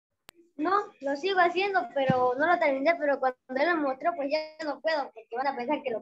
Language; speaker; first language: Spanish; native; Spanish